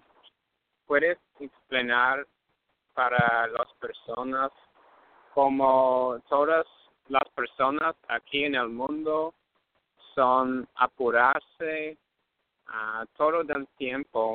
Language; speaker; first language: Spanish; non-native, learner; English